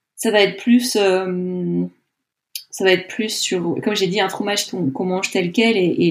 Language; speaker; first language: French; native; French